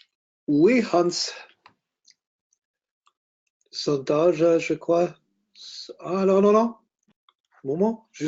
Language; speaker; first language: French; non-native, learner; German